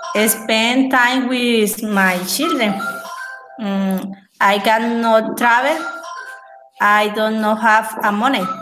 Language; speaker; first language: English; non-native, learner; Spanish